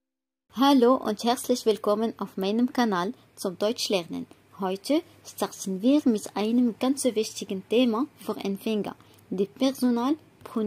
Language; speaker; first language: German; non-native, fluent; Arabic